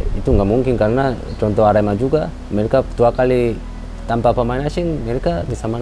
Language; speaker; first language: Indonesian; non-native, fluent; Korean